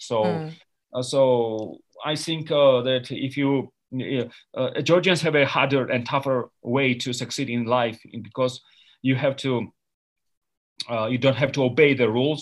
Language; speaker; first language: English; non-native, fluent; Georgian